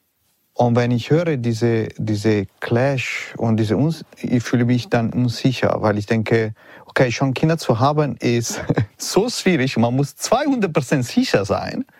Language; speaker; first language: German; non-native, fluent; Italian